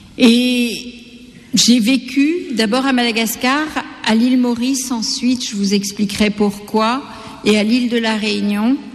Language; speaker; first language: French; non-native, local second language; Gujarati